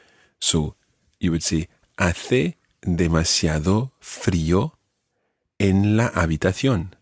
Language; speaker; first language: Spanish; non-native, fluent; English